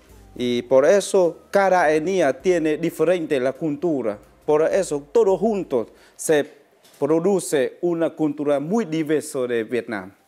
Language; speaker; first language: Spanish; non-native, learner; Vietnamese